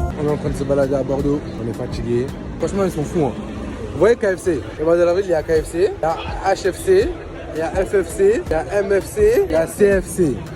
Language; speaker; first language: French; native; French